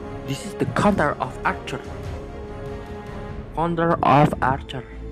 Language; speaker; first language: English; non-native, learner; Indonesian